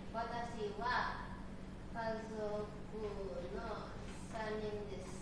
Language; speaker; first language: Japanese; non-native, learner; Indonesian